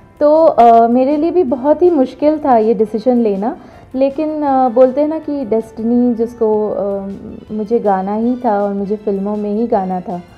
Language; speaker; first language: Hindi; non-native, local second language; Bangla